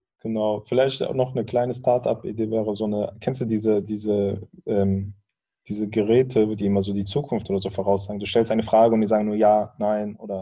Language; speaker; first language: German; native; German